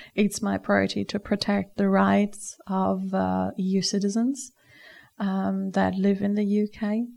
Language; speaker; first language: English; non-native, fluent; German